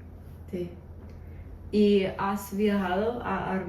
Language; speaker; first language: Spanish; non-native, learner; English